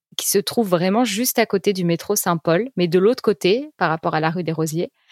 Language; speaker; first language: French; native; French